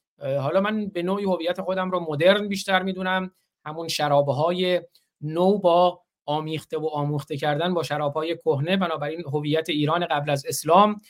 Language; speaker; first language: Persian; non-native, local second language; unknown